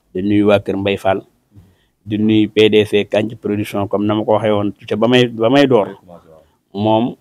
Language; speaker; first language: Wolof; native; Wolof